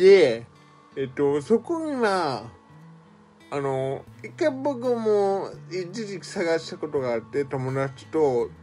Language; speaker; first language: Japanese; native; Japanese